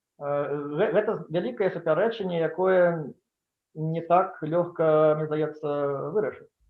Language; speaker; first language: Belarusian; non-native, local second language; Russian